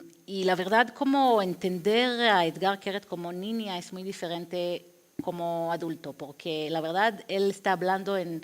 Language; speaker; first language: Spanish; non-native, fluent; Hebrew